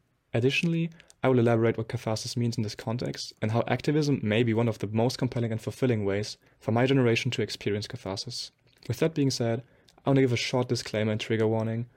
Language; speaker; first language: English; non-native, fluent; German